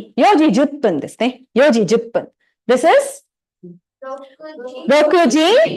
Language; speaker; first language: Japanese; non-native, fluent; Tamil